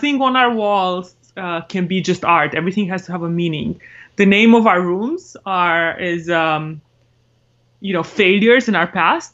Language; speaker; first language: English; non-native, fluent; Romanian